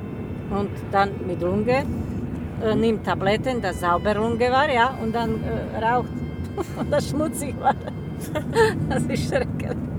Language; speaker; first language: German; non-native, learner; Slovak